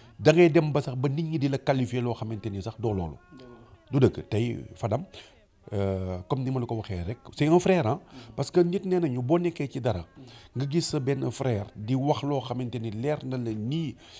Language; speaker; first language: Wolof; native; Wolof